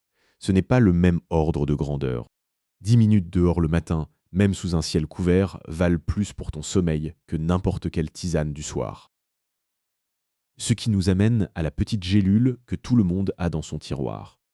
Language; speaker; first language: French; native; French